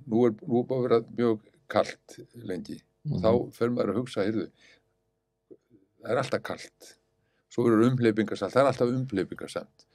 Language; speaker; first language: Icelandic; native; Icelandic